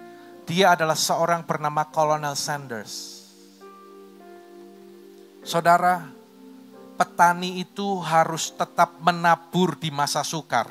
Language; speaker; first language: Indonesian; native; Indonesian